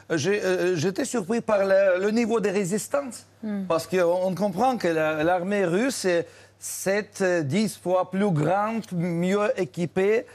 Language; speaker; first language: French; non-native, fluent; Russian